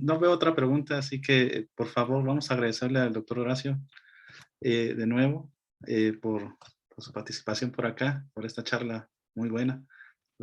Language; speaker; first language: Spanish; native; Spanish